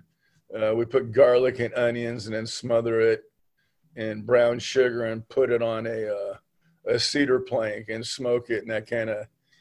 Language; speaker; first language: English; native; English